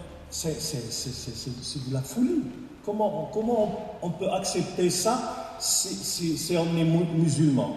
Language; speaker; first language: French; non-native, local second language; Arabic